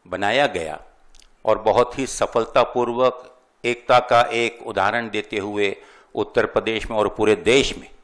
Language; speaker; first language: Hindi; native; Hindi